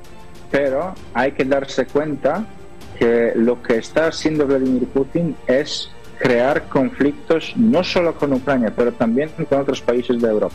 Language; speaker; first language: Spanish; non-native, fluent; Polish